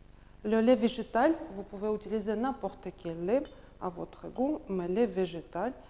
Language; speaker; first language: French; non-native, learner; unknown